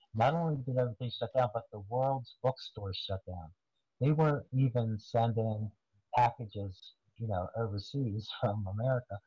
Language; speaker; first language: English; native; English